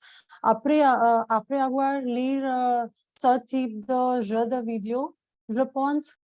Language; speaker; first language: French; non-native, learner; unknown